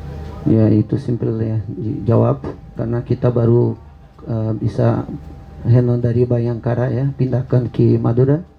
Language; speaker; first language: Indonesian; non-native, fluent; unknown